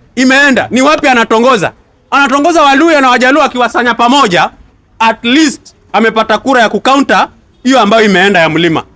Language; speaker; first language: Swahili; non-native, local second language; Luyia